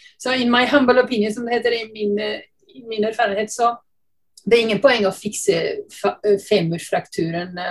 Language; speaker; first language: Norwegian; non-native, fluent; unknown